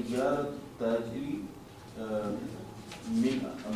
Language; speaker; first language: Arabic; non-native, learner; Urdu